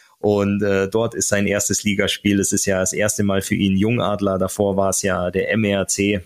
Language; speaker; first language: German; native; German